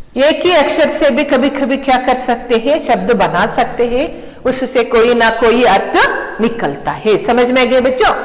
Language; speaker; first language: Hindi; non-native, local second language; Kannada